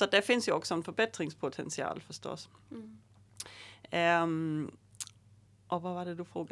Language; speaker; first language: Swedish; native; Swedish